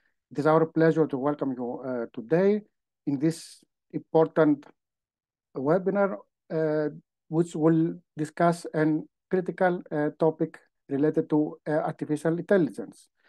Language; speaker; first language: English; non-native, fluent; Greek